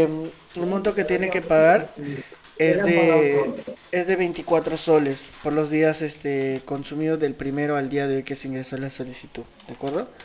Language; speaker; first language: Spanish; native; Spanish